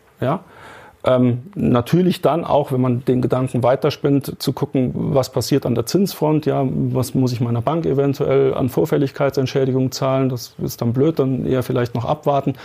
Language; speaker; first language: German; native; German